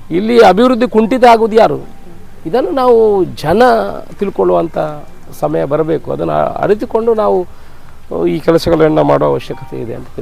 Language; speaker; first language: Kannada; native; Kannada